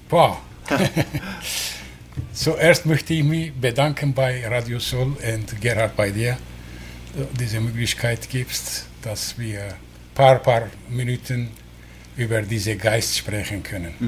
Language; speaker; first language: German; non-native, learner; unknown